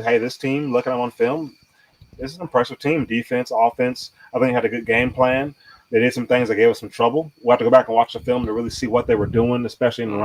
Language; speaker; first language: English; native; English